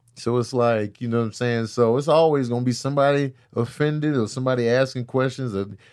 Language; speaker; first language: English; early bilingual, other home language; Yoruba